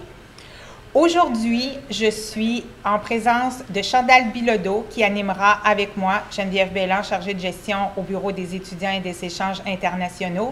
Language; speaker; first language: French; native; French